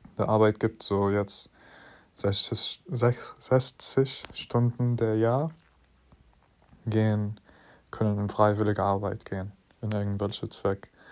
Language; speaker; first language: German; non-native, fluent; English